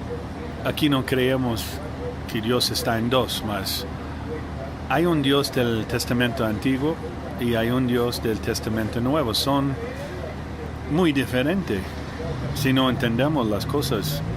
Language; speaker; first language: Spanish; non-native, learner; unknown